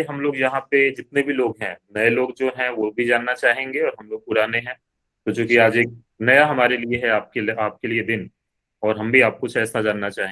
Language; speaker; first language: Hindi; native; Hindi